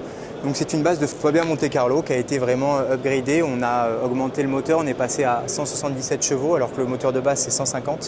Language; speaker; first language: French; native; French